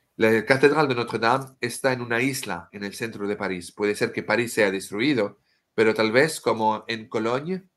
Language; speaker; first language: Spanish; non-native, fluent; French